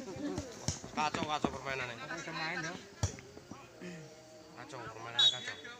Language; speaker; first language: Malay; non-native, local second language; Javanese